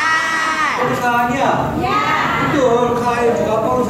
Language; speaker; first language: Indonesian; non-native, learner; Korean